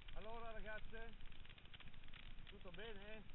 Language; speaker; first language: Italian; native; Italian